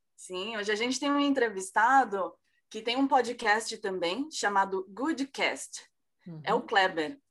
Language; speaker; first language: Portuguese; native; Portuguese